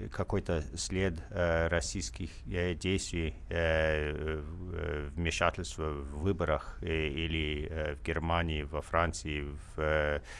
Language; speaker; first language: Russian; non-native, fluent; English